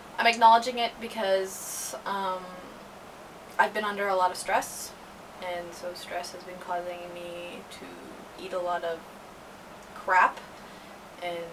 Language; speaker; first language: English; native; English